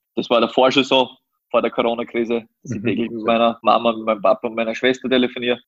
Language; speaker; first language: German; native; German